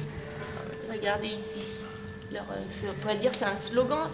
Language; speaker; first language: French; native; French